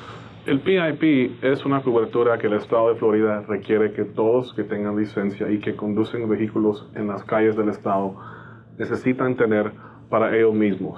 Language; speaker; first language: Spanish; native; Spanish